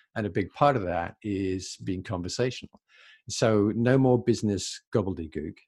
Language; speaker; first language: English; native; English